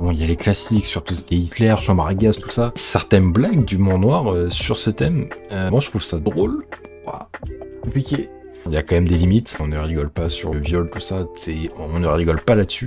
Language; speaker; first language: French; native; French